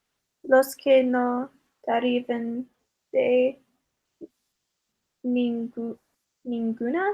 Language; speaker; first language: Spanish; non-native, learner; English